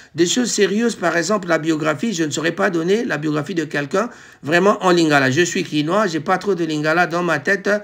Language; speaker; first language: French; non-native, local second language; Lingala